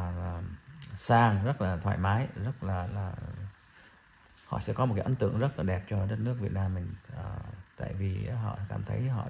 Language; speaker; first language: Vietnamese; early bilingual, heritage; Vietnamese